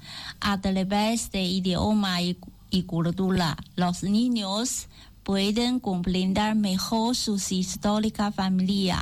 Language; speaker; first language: Spanish; non-native, learner; Chinese